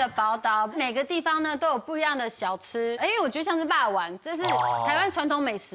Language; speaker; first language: Chinese; native; Chinese